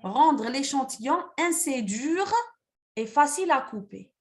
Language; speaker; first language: French; non-native, local second language; Arabic